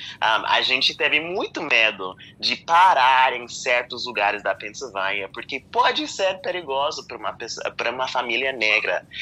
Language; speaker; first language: Portuguese; non-native, fluent; English